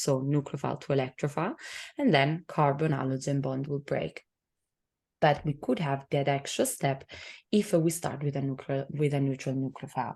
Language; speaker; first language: English; non-native, fluent; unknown